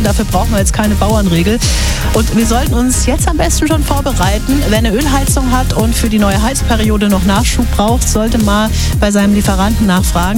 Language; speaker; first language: German; native; German